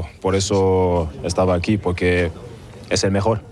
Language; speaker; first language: Spanish; non-native, learner; German